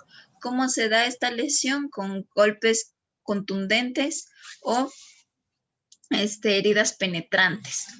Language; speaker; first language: Spanish; native; Spanish